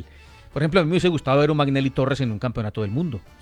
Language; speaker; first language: Spanish; native; Spanish